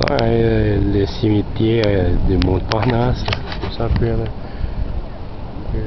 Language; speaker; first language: French; non-native, learner; Portuguese